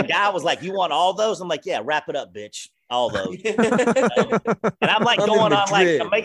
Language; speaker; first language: English; native; English